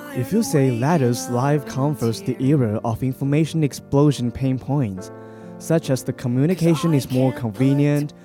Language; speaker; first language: English; non-native, fluent; Chinese